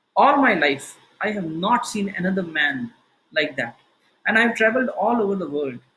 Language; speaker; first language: English; non-native, local second language; Hindi